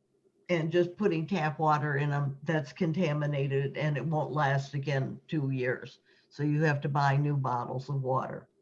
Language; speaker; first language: English; native; English